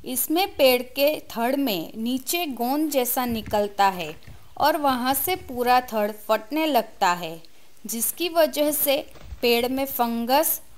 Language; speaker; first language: Hindi; non-native, local second language; Gujarati